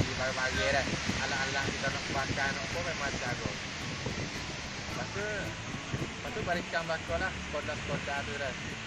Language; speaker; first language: Malay; native; Malay